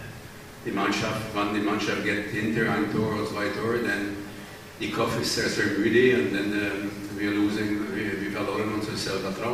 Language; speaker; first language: German; non-native, learner; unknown